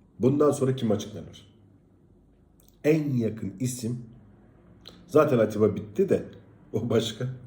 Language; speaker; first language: Turkish; native; Turkish